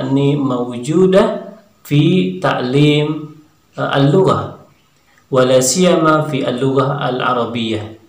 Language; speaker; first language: Arabic; non-native, fluent; Indonesian